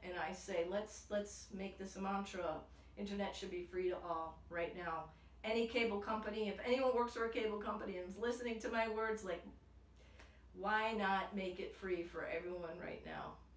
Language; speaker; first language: English; native; English